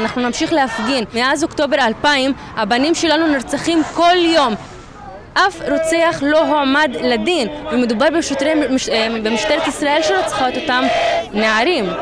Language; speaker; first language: Hebrew; non-native, local second language; Arabic